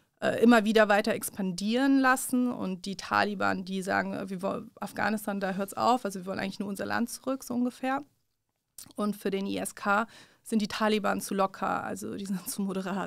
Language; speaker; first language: German; early bilingual, other home language; Persian